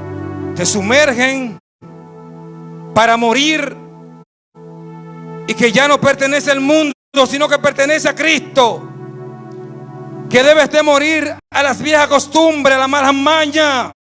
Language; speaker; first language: Spanish; native; Spanish